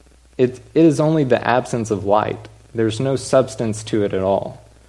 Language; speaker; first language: English; native; English